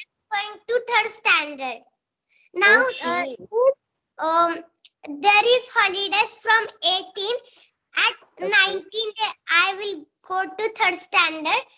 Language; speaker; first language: English; non-native, local second language; Marathi